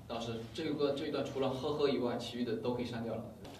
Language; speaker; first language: Chinese; native; Chinese